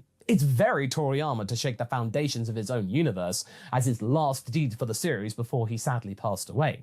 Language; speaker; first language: English; native; English